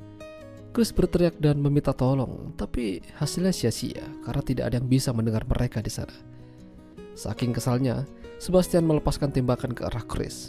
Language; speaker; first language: Indonesian; non-native, local second language; Javanese